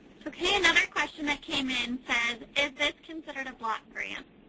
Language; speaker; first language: English; native; English